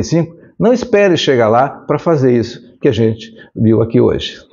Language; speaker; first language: Portuguese; native; Portuguese